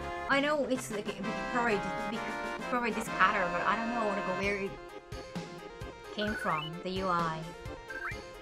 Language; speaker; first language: English; non-native, fluent; Japanese